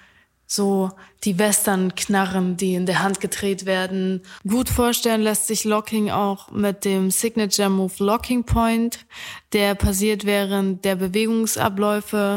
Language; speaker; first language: German; native; German